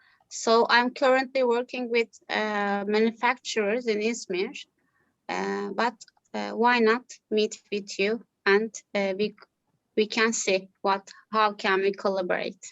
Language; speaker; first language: English; non-native, fluent; Turkish